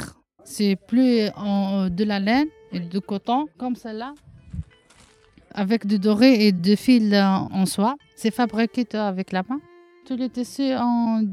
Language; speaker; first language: French; non-native, learner; Arabic